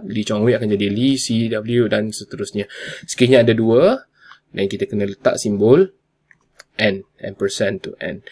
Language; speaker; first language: Malay; non-native, local second language; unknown